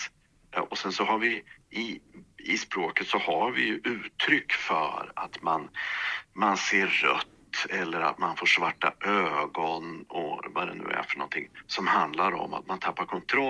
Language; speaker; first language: Swedish; native; Swedish